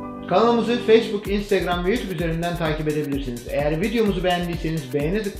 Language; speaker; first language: Turkish; native; Turkish